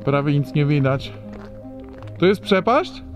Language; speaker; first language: Polish; native; Polish